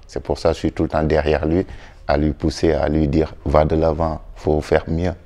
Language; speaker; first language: French; non-native, local second language; Wolof